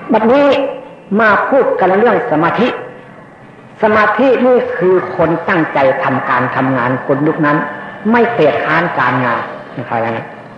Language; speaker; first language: Thai; native; Thai